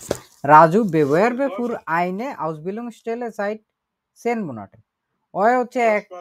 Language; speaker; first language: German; non-native, fluent; Bangla